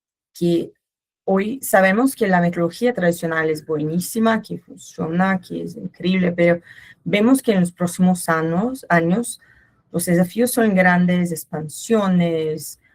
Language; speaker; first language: Spanish; non-native, learner; Portuguese